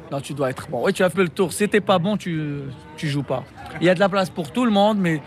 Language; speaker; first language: French; non-native, local second language; Arabic